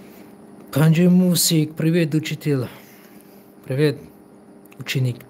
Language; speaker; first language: Russian; non-native, local second language; Tajik